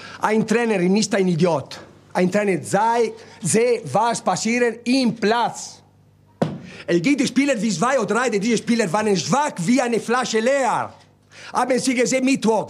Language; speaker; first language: German; non-native, learner; Italian